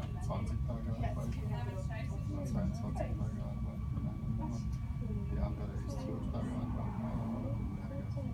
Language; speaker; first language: German; non-native, learner; Somali